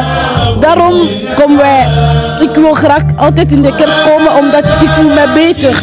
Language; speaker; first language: Dutch; early bilingual, other home language; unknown